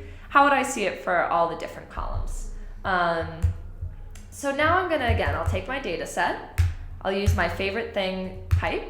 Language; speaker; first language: English; native; English